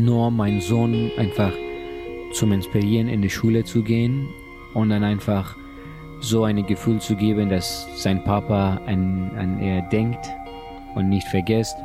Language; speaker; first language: German; non-native, learner; Persian